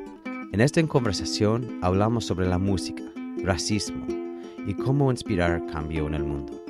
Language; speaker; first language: Spanish; non-native, fluent; English